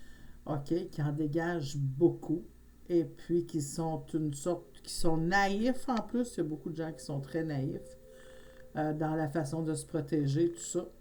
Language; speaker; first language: French; native; French